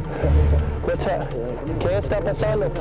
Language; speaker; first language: Spanish; non-native, learner; English